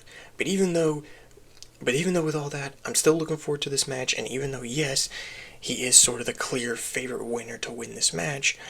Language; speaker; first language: English; native; English